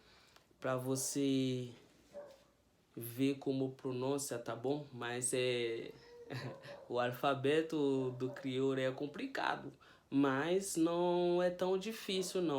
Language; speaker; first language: Portuguese; non-native, fluent; Haitian Creole